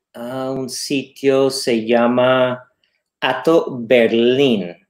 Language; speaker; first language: Spanish; non-native, fluent; English